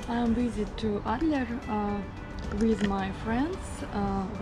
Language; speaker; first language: English; non-native, learner; Russian